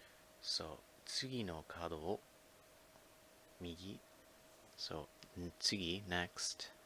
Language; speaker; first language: Japanese; non-native, fluent; English